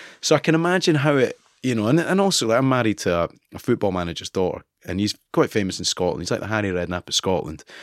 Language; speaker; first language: English; native; English